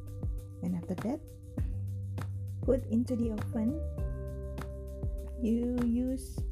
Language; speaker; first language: English; non-native, learner; Indonesian